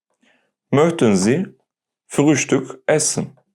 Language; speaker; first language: German; non-native, learner; Turkish